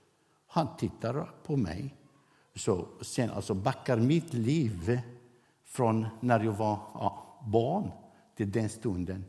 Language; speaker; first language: Swedish; non-native, fluent; Arabic